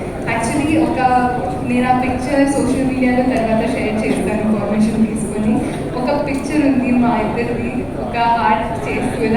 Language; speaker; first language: Telugu; non-native, fluent; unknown